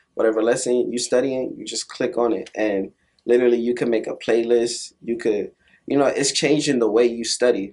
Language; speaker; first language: English; native; English